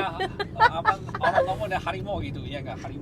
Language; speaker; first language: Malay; non-native, fluent; Chinese